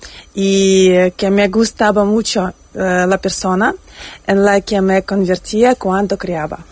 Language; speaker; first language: Spanish; non-native, fluent; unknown